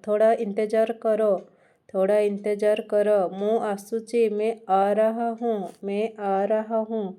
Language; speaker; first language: Hindi; non-native, local second language; Odia